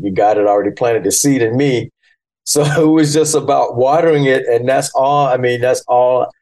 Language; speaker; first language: English; early bilingual, other home language; Yoruba